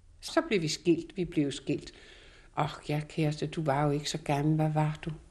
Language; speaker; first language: Danish; native; Danish